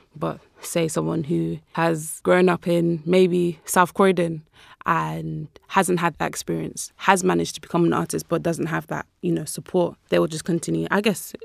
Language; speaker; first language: English; native; English